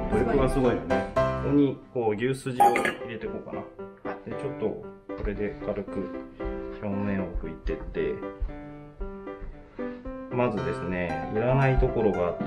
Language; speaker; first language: Japanese; native; Japanese